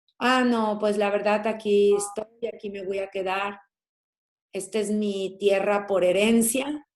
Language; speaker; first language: Spanish; native; Spanish